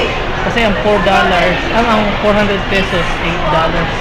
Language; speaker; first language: Filipino; early bilingual, heritage; Filipino